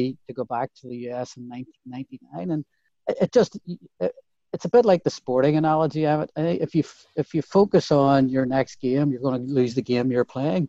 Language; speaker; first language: English; native; English